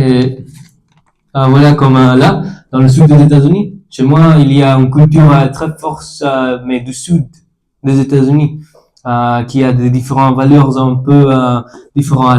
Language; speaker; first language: French; non-native, learner; Spanish